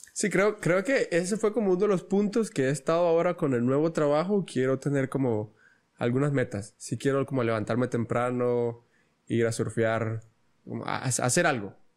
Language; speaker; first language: Spanish; native; Spanish